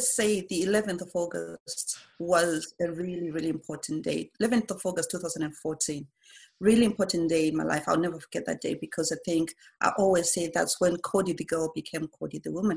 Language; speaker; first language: English; non-native, local second language; Shona